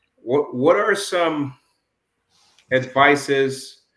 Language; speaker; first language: English; early bilingual, other home language; Jamaican Creole English